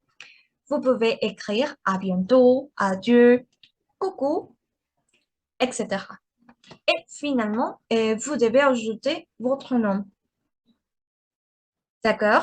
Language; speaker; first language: French; non-native, learner; Spanish